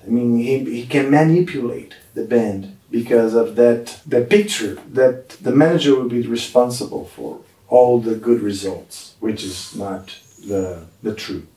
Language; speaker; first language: English; non-native, fluent; Portuguese